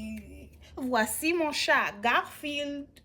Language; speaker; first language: French; non-native, learner; English